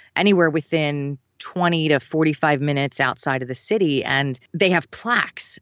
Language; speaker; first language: English; native; English